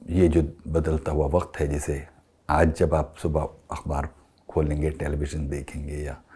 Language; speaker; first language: Hindi; native; Hindi